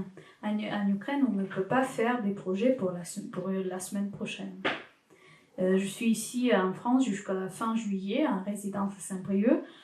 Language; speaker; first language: French; non-native, fluent; Ukrainian